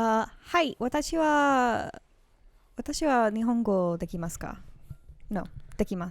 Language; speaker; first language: Japanese; non-native, learner; English